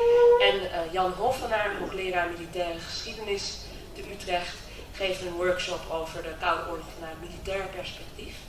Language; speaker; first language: Dutch; native; Dutch